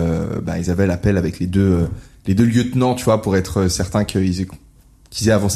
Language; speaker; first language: French; native; French